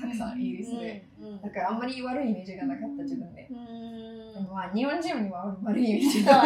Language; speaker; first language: Japanese; non-native, fluent; English